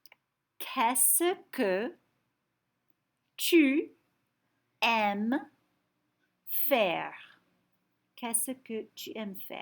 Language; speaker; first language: French; non-native, fluent; English